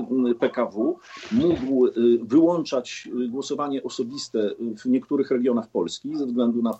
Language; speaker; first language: Polish; native; Polish